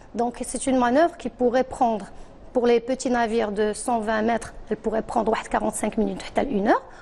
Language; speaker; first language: French; non-native, local second language; Arabic